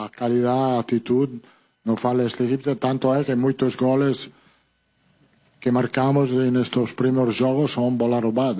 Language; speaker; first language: Portuguese; non-native, fluent; Italian